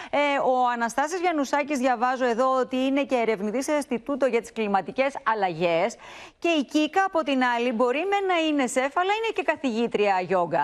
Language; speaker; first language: Greek; native; Greek